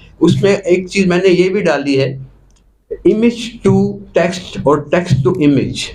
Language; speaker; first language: Urdu; non-native, local second language; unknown